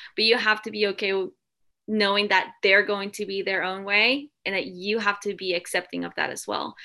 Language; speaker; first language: English; early bilingual, other home language; Spanish